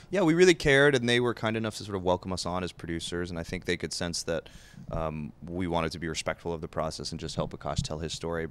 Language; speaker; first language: English; native; English